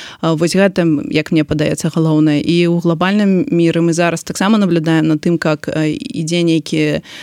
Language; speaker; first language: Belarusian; non-native, local second language; Russian